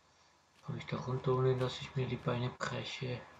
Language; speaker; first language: German; native; German